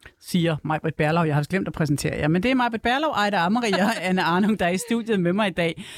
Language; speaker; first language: Danish; native; Danish